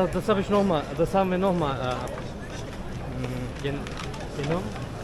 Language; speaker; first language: German; non-native, learner; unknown